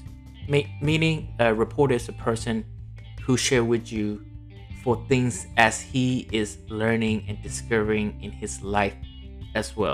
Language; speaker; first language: English; non-native, fluent; Burmese